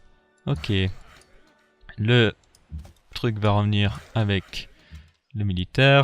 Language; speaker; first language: French; native; French